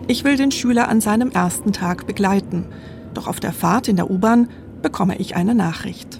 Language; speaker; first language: German; native; German